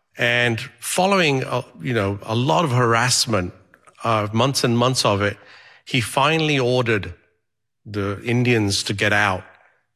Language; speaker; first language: English; native; English